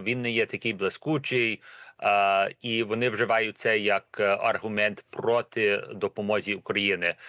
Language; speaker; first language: Ukrainian; early bilingual, heritage; Ukrainian